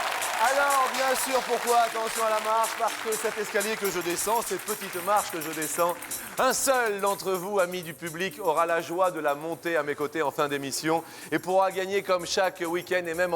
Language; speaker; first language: French; native; French